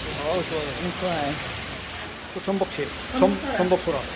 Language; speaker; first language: Korean; native; Korean